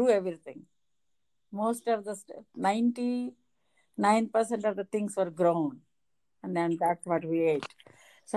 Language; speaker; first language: English; non-native, local second language; Telugu